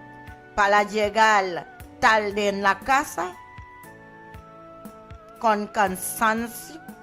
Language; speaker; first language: Spanish; non-native, learner; Haitian Creole